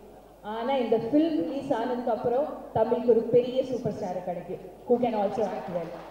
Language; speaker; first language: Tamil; non-native, learner; Malayalam